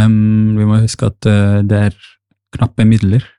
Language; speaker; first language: Norwegian; non-native, fluent; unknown